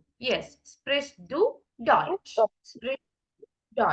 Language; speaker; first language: German; non-native, fluent; Malayalam